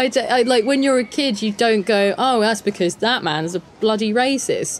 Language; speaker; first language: English; native; English